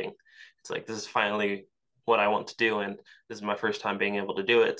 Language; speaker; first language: English; native; English